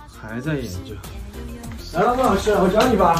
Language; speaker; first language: Chinese; native; Chinese